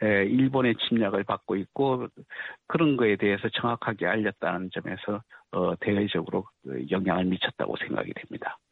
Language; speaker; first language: Korean; native; Korean